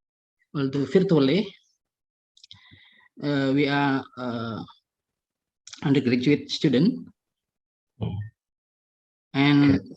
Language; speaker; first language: English; non-native, fluent; Indonesian